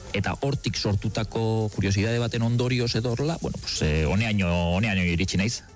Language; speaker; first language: Basque; native; Basque